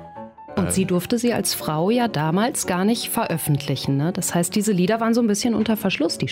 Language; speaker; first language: German; native; German